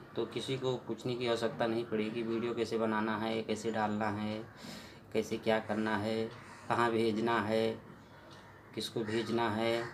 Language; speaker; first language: Hindi; native; Hindi